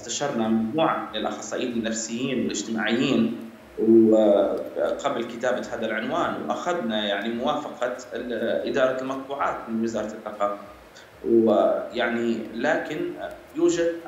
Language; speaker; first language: Arabic; native; Arabic